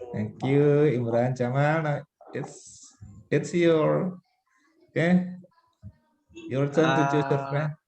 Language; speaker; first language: English; non-native, fluent; Banjar